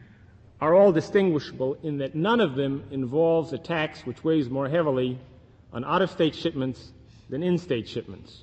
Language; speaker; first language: English; native; English